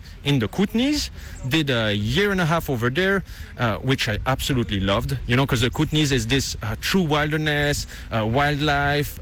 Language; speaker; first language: English; non-native, fluent; Dutch